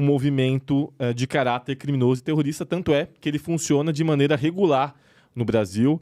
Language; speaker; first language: Portuguese; native; Portuguese